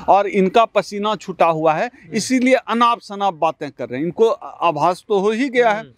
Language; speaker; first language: Hindi; native; Hindi